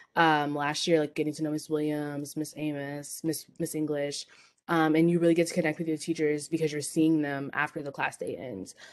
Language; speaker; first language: English; native; English